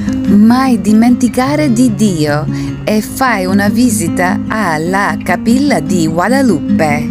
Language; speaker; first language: Italian; non-native, learner; English